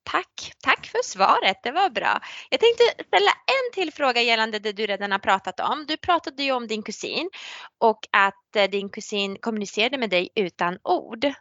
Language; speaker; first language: Swedish; native; Swedish